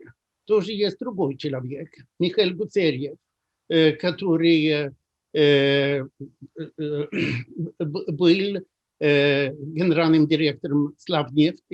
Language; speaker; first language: Russian; non-native, fluent; Swedish